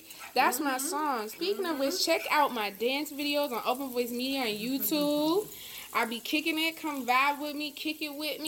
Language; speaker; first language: English; native; English